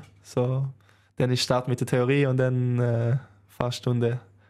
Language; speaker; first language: German; non-native, learner; Swedish